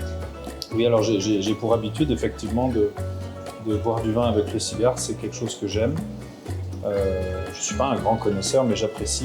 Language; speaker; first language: French; native; French